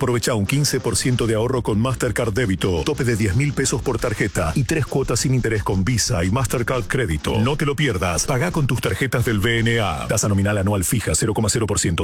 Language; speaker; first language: Spanish; native; Spanish